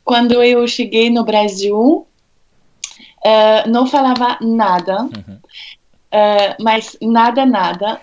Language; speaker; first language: Portuguese; non-native, fluent; French